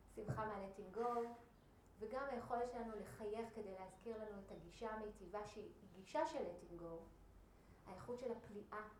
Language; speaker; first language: Hebrew; native; Hebrew